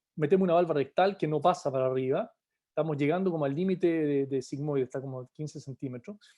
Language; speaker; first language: Spanish; native; Spanish